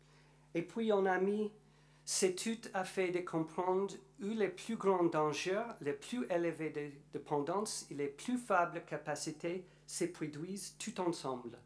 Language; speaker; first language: French; non-native, learner; English